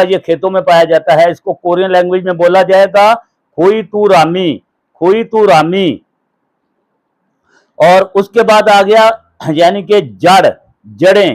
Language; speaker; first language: Hindi; non-native, local second language; Punjabi